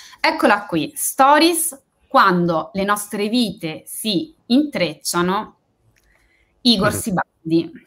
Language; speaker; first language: Italian; native; Italian